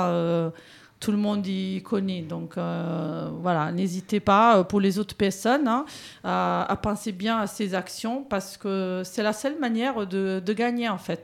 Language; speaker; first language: French; native; French